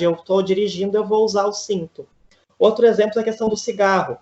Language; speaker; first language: Portuguese; native; Portuguese